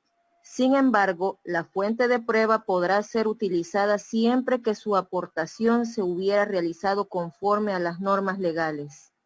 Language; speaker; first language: Spanish; native; Spanish